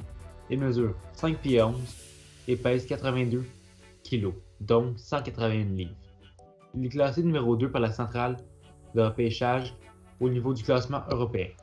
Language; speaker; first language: French; native; French